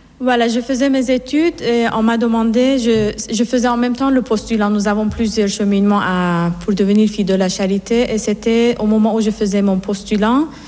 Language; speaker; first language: French; non-native, fluent; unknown